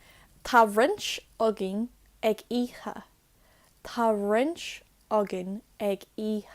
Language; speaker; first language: Irish; non-native, local second language; English